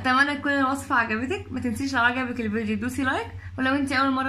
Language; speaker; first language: Arabic; native; Arabic